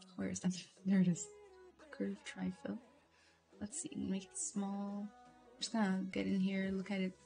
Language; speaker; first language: English; non-native, fluent; Portuguese